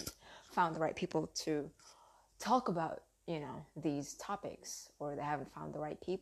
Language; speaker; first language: English; early bilingual, other home language; Indonesian